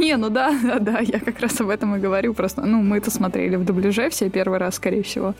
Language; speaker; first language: Russian; native; Russian